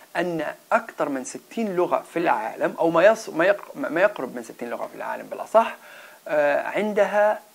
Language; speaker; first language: Arabic; non-native, local second language; Berber languages